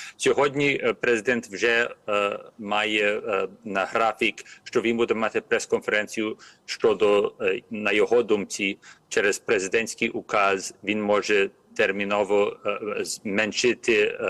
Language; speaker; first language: Ukrainian; early bilingual, heritage; Ukrainian